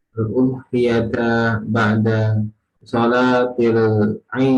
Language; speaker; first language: Arabic; non-native, learner; Indonesian